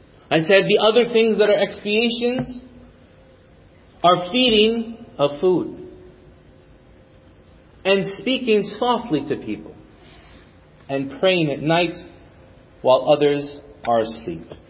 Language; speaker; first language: English; native; English